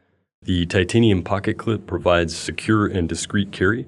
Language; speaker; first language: English; native; English